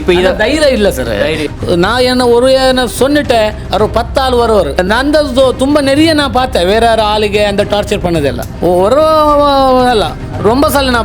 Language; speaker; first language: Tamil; non-native, learner; Kannada